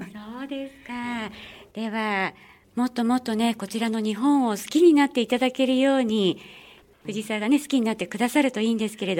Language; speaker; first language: Japanese; native; Japanese